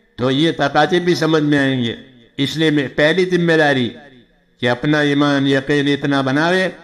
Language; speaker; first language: Urdu; non-native, local second language; Gujarati